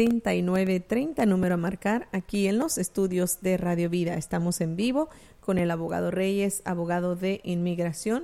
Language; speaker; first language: Spanish; native; Spanish